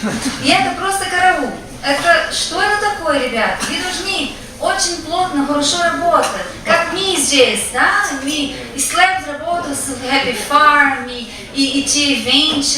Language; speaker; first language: Russian; non-native, fluent; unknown